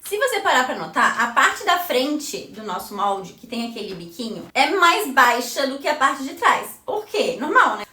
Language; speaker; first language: Portuguese; native; Portuguese